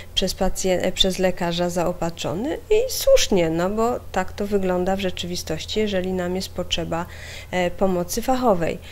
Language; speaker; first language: Polish; native; Polish